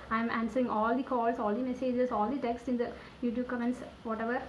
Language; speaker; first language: English; non-native, local second language; Malayalam